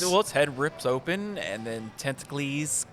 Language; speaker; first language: English; native; English